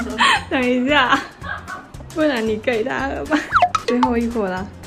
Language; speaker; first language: Chinese; non-native, fluent; Thai